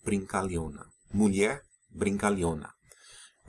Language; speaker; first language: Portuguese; non-native, fluent; English